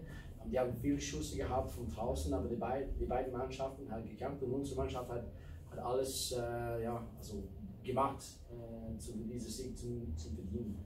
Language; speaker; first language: German; non-native, fluent; English